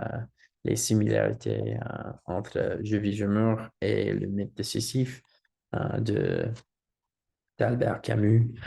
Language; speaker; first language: French; non-native, learner; English